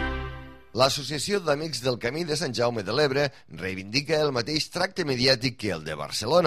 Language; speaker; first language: Catalan; native; Catalan